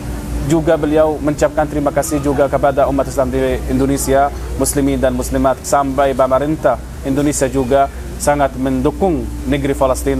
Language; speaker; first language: Indonesian; non-native, fluent; Arabic